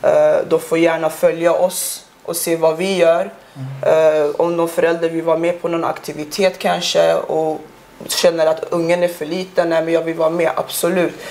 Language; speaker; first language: Swedish; early bilingual, other home language; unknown